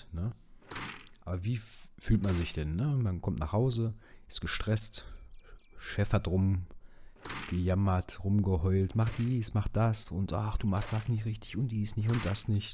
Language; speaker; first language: German; native; German